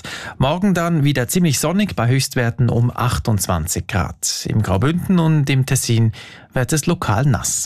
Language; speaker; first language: German; native; German